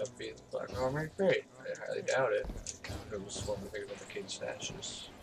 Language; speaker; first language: English; native; English